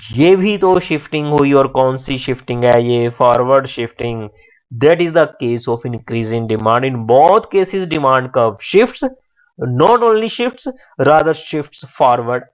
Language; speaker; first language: Hindi; native; Hindi